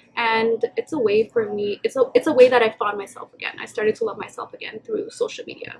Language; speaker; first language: English; early bilingual, other home language; Punjabi